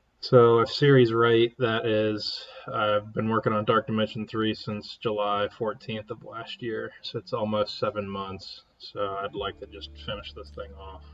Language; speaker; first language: English; native; English